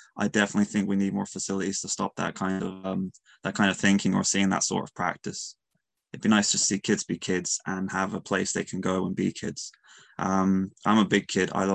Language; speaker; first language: English; native; English